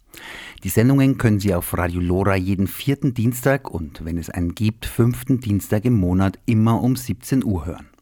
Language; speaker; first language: German; native; German